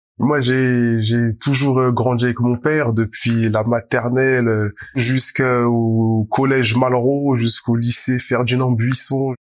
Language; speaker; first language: French; native; French